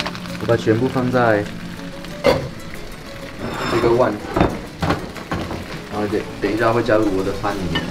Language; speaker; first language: Chinese; non-native, fluent; French